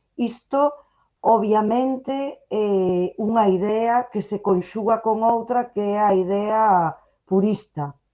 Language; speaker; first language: Galician; native; Galician